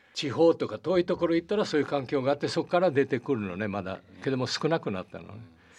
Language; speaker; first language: Japanese; early bilingual, heritage; Portuguese